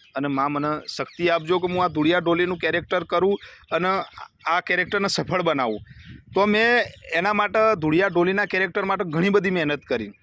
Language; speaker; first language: Gujarati; native; Gujarati